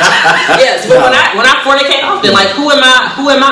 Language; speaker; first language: English; native; English